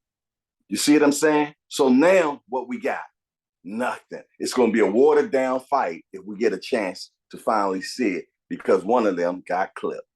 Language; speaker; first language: English; native; English